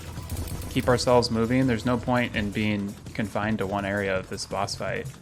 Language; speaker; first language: English; native; English